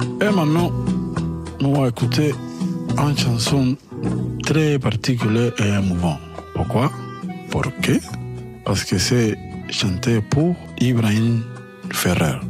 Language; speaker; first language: French; non-native, learner; Spanish